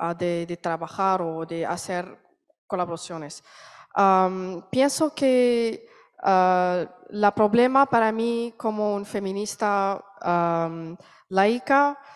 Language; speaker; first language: Spanish; non-native, learner; Arabic